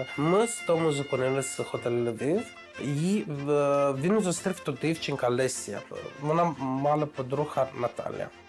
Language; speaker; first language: Ukrainian; non-native, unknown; Romanian